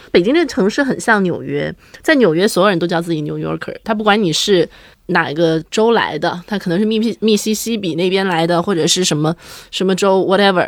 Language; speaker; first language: Chinese; native; Chinese